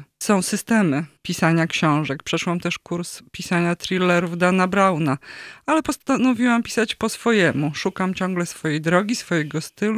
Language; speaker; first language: Polish; native; Polish